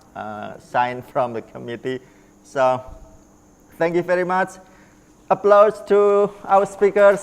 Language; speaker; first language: English; non-native, learner; Indonesian